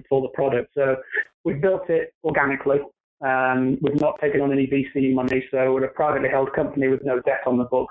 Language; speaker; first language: English; native; English